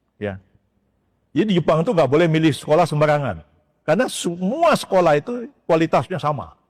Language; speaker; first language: Indonesian; native; Indonesian